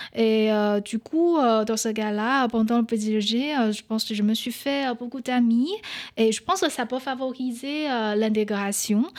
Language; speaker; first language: French; non-native, fluent; Chinese